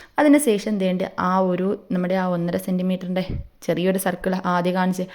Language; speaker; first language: Malayalam; native; Malayalam